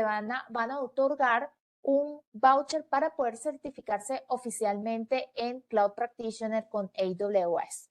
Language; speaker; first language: Spanish; native; Spanish